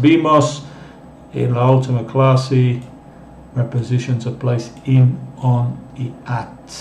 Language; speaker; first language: Spanish; non-native, fluent; English